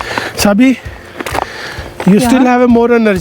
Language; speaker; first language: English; non-native, learner; Hindi